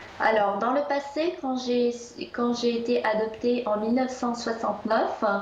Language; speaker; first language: French; early bilingual, other home language; Korean